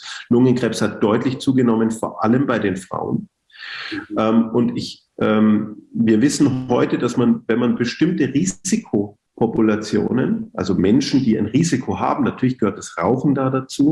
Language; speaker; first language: German; native; German